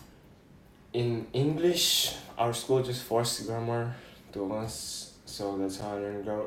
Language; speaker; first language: English; non-native, local second language; Filipino